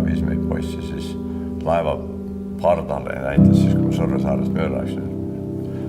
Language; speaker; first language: Estonian; native; Estonian